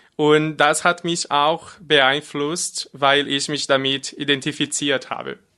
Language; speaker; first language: German; non-native, fluent; Portuguese